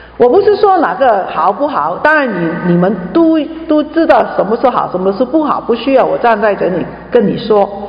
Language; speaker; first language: Chinese; non-native, local second language; Cantonese